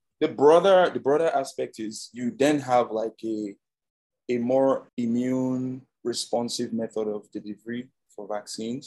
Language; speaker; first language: English; non-native, local second language; Yoruba